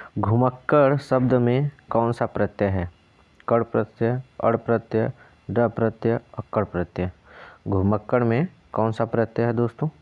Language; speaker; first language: Hindi; native; Hindi